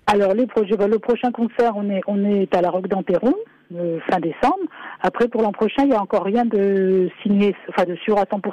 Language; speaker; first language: French; native; French